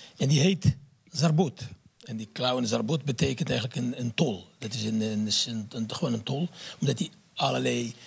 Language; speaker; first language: Dutch; non-native, fluent; Arabic